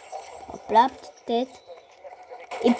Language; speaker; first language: French; native; French